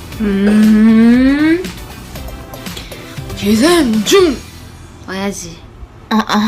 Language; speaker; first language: Korean; non-native, learner; Japanese